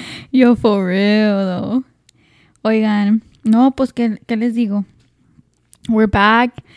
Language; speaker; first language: Spanish; early bilingual, heritage; Spanish